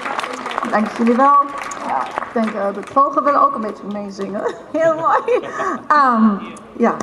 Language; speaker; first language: Dutch; non-native, fluent; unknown